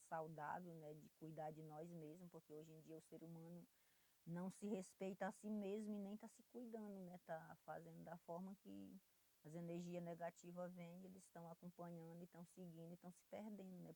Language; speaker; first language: Portuguese; non-native, local second language; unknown